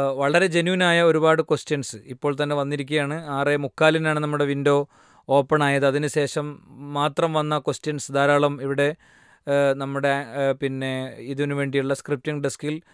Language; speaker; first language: Malayalam; native; Malayalam